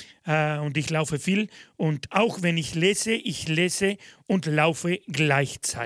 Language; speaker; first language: German; non-native, fluent; Spanish